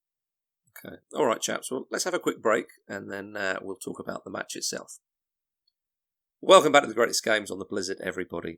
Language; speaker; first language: English; native; English